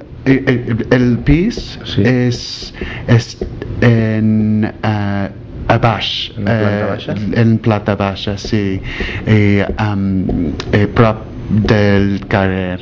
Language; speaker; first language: Catalan; non-native, learner; English